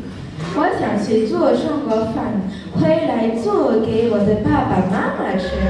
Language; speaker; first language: Chinese; non-native, learner; Malagasy